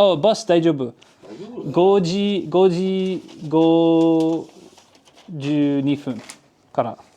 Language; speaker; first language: Japanese; non-native, learner; English